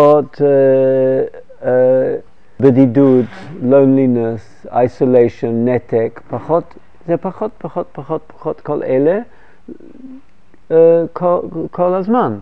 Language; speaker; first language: Hebrew; non-native, fluent; English